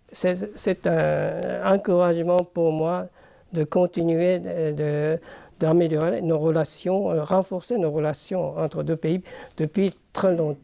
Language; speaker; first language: French; non-native, fluent; Japanese